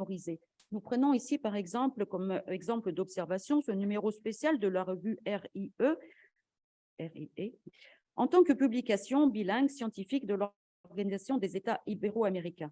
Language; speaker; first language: French; native; French